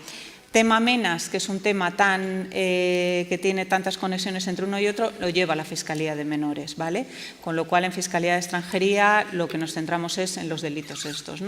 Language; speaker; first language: Spanish; native; Spanish